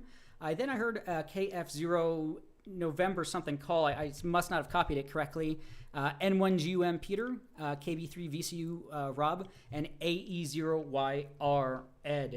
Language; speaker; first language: English; native; English